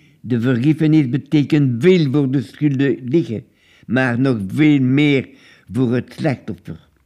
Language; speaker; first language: Dutch; non-native, local second language; French